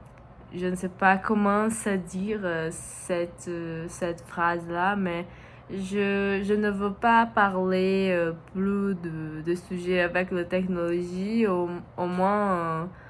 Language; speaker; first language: French; non-native, learner; Portuguese